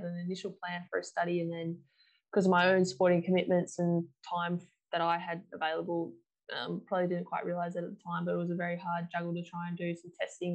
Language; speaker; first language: English; native; English